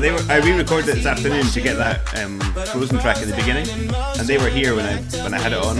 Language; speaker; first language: English; native; English